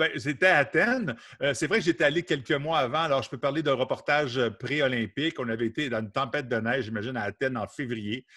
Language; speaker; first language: French; native; French